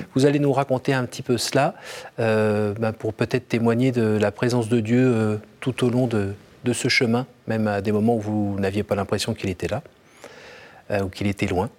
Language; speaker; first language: French; native; French